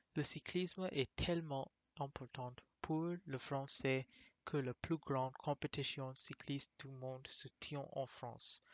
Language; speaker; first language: French; non-native, learner; English